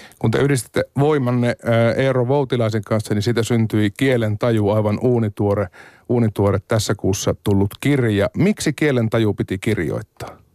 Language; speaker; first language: Finnish; native; Finnish